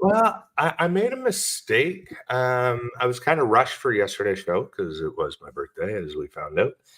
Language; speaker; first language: English; native; English